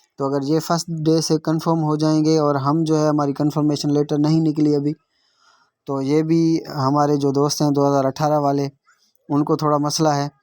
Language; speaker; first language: Urdu; non-native, local second language; Sindhi